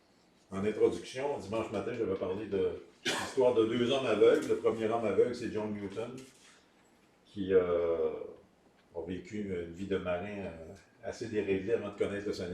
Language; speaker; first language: French; native; French